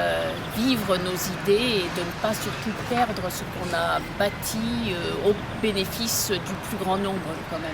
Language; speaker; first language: French; native; French